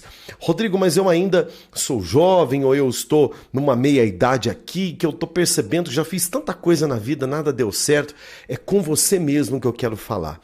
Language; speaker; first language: Portuguese; native; Portuguese